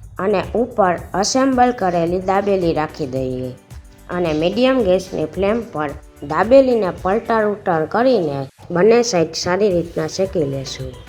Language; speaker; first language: Gujarati; native; Gujarati